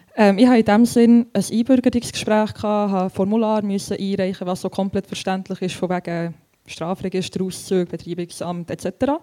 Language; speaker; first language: German; native; German